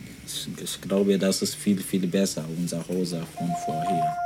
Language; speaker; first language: German; non-native, learner; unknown